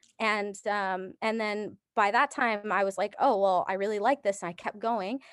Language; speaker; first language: English; early bilingual, other home language; Japanese